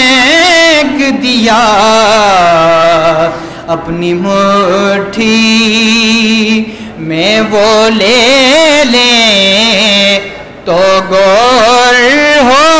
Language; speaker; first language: Urdu; native; Urdu